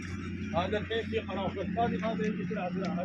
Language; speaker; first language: Arabic; non-native, learner; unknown